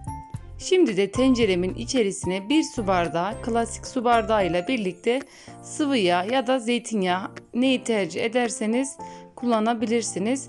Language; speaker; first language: Turkish; native; Turkish